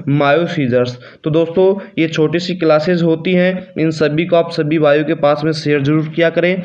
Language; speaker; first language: Hindi; native; Hindi